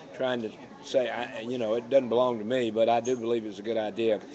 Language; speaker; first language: English; native; English